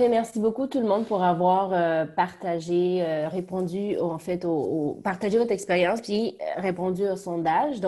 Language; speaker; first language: French; native; French